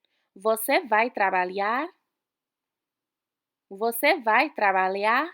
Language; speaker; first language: Portuguese; non-native, fluent; English